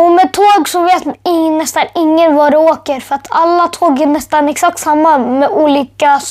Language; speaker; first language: Swedish; early bilingual, other home language; Urdu